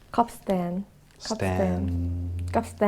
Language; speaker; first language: English; non-native, learner; Thai